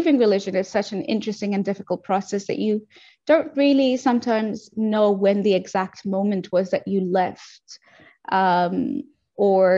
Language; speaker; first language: English; native; English